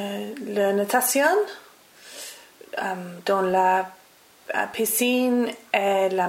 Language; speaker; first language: French; non-native, learner; English